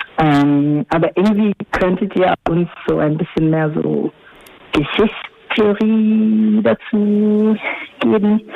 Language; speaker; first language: German; non-native, learner; Swahili